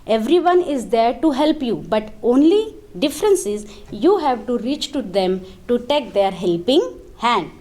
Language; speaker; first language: English; non-native, local second language; Marathi